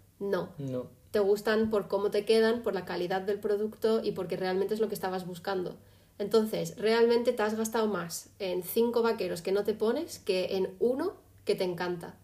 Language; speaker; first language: Spanish; early bilingual, other home language; English